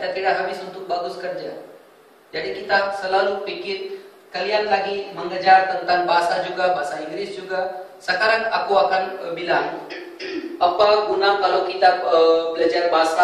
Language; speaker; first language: Indonesian; non-native, fluent; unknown